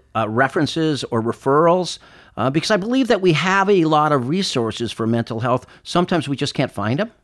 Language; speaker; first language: English; native; English